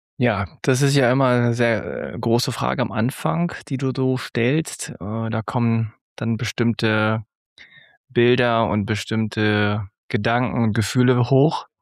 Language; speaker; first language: German; native; German